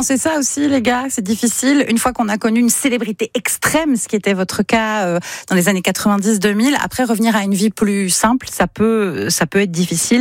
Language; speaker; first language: French; native; French